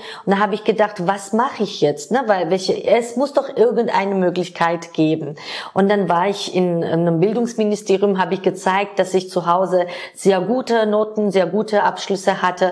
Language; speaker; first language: German; non-native, fluent; Georgian